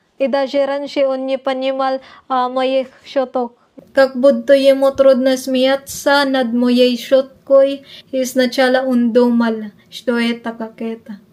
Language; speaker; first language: Russian; non-native, learner; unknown